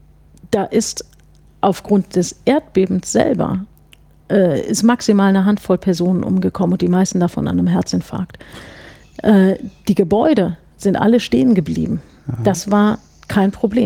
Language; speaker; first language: German; native; German